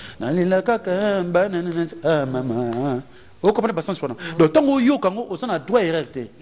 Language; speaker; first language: Lingala; native; Lingala